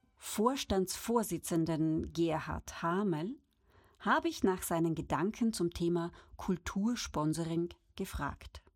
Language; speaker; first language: German; native; German